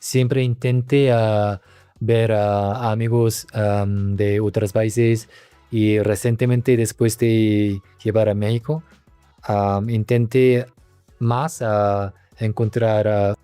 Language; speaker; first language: Spanish; non-native, learner; Korean